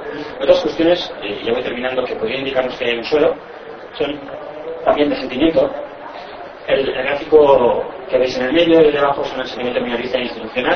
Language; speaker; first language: Spanish; native; Spanish